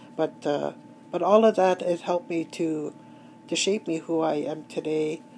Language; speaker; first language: English; native; English